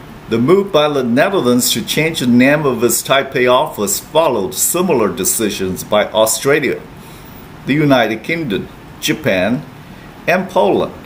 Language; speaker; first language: English; non-native, fluent; Chinese